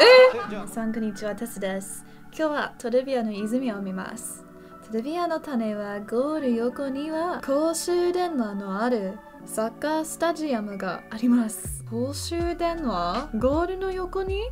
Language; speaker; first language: Japanese; non-native, learner; English